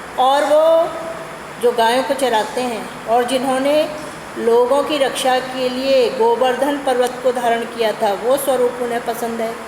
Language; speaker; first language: Hindi; native; Hindi